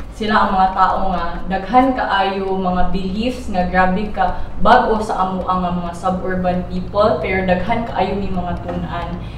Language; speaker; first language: Cebuano; native; Cebuano